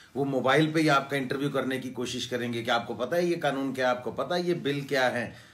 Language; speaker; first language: Hindi; non-native, local second language; Punjabi